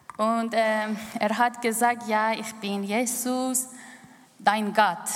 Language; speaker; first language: German; non-native, learner; Kurdish